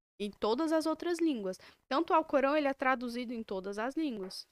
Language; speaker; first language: Portuguese; native; Portuguese